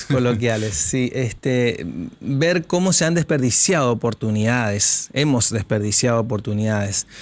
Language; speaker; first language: Spanish; native; Spanish